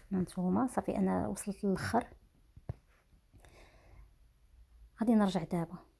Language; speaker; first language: Arabic; native; Arabic